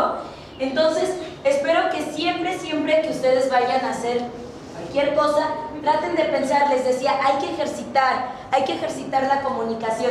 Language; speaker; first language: Spanish; native; Spanish